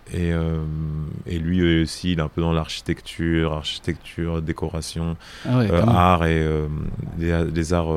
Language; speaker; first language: French; native; French